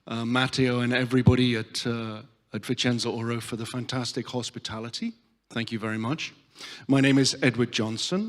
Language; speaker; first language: English; non-native, fluent; Italian